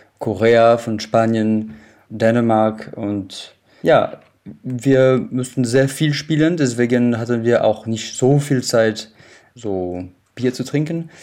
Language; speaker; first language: German; non-native, fluent; French